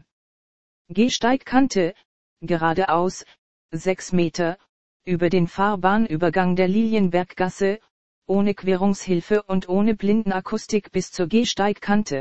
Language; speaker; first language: German; native; German